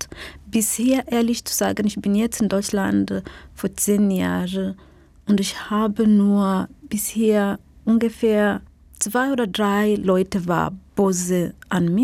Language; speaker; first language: German; non-native, learner; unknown